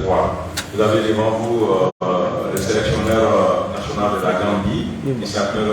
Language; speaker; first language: French; non-native, local second language; Bambara